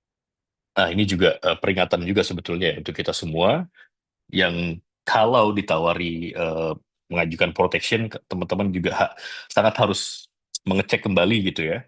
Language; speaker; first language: Indonesian; native; Indonesian